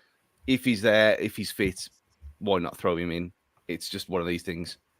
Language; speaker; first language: English; native; English